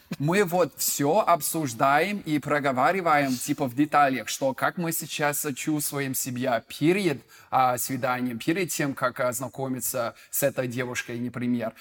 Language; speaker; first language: Russian; non-native, fluent; English